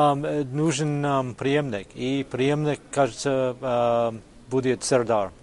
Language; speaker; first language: Russian; non-native, fluent; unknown